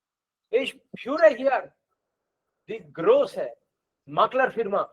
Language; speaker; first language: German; non-native, fluent; Hindi